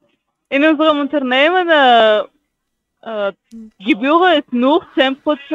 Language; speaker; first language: German; non-native, learner; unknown